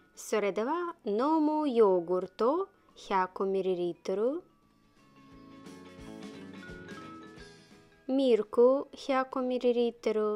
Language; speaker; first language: Japanese; non-native, learner; Russian